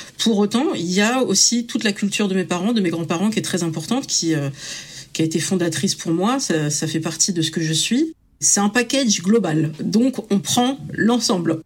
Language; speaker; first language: French; native; French